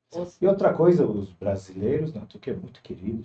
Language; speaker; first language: Portuguese; non-native, fluent; Turkish